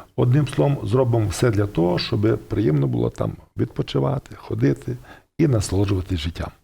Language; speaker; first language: Ukrainian; native; Ukrainian